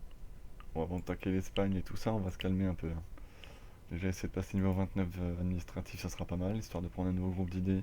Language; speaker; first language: French; native; French